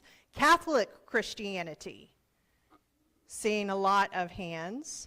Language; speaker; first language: English; native; English